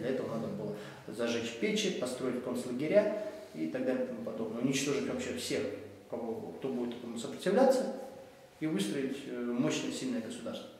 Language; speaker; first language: Russian; native; Russian